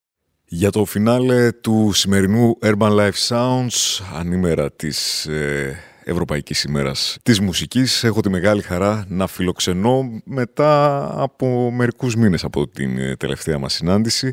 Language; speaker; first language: Greek; native; Greek